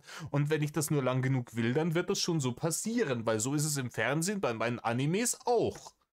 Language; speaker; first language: German; native; German